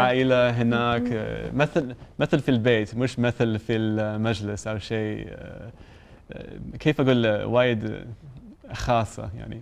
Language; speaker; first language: Arabic; non-native, learner; English